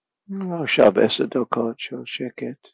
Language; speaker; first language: Hebrew; non-native, fluent; English